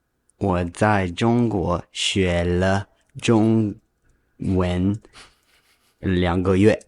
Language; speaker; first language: Chinese; non-native, learner; English